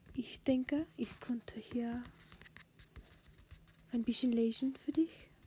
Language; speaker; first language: German; non-native, learner; English